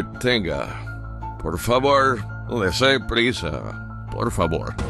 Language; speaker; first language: Spanish; non-native, fluent; Polish